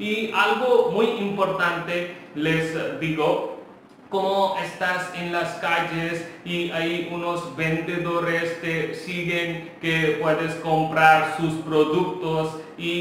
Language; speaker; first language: Spanish; non-native, local second language; Hindi